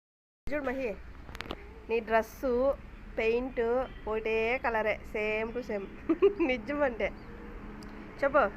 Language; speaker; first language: Telugu; native; Telugu